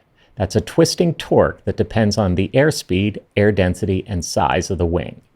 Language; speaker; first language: English; native; English